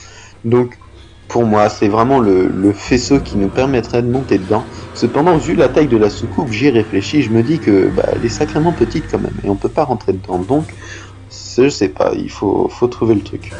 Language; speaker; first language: French; native; French